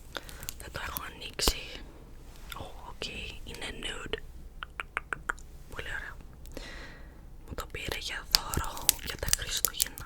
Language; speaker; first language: Greek; early bilingual, heritage; English